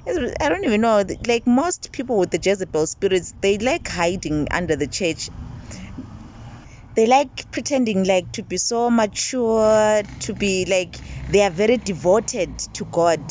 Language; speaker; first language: English; non-native, local second language; Zulu